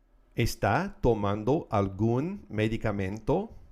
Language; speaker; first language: Spanish; non-native, fluent; English